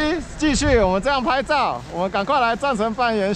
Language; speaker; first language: Chinese; native; Chinese